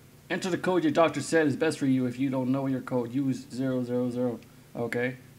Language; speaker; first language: English; native; English